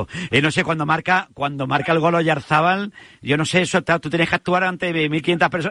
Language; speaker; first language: Spanish; native; Spanish